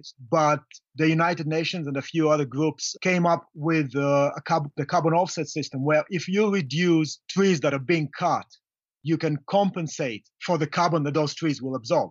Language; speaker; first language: English; non-native, local second language; Luyia